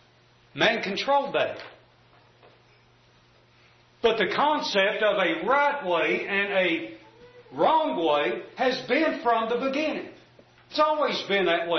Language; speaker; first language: English; native; English